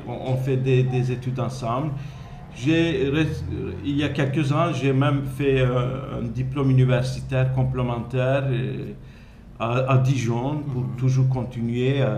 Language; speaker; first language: French; non-native, fluent; Turkish